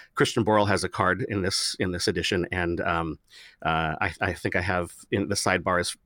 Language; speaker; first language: English; native; English